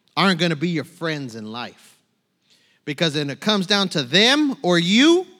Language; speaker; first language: English; native; English